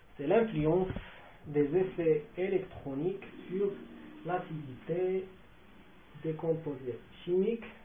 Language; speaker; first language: French; non-native, local second language; Arabic